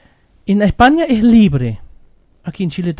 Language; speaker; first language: Spanish; non-native, fluent; German